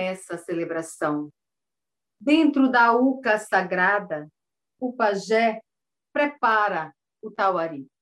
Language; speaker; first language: Portuguese; native; Portuguese